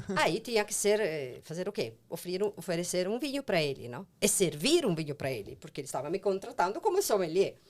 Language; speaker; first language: Portuguese; non-native, fluent; Italian